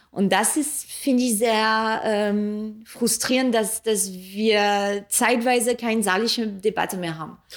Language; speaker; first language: German; early bilingual, other home language; French